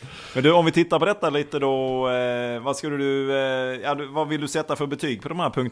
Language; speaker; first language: Swedish; native; Swedish